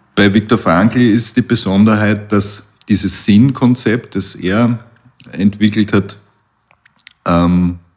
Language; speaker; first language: German; native; German